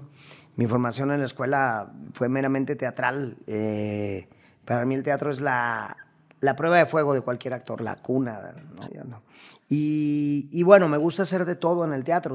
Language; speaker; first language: Spanish; native; Spanish